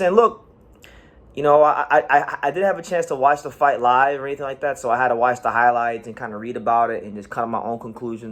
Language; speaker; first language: English; native; English